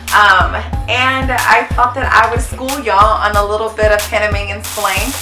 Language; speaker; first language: English; native; English